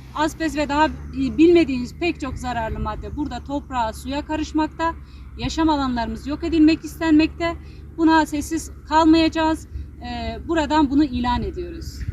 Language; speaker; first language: Turkish; native; Turkish